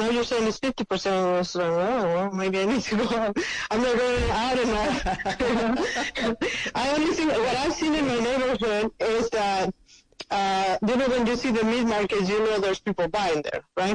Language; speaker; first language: English; non-native, fluent; Spanish